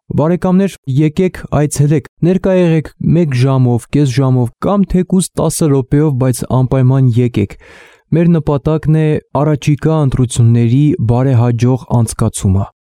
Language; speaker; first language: Armenian; native; Armenian